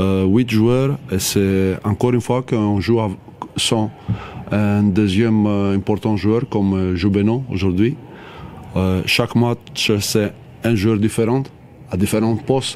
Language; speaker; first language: French; non-native, learner; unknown